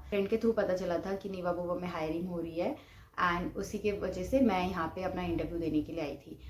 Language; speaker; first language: Hindi; non-native, local second language; Bangla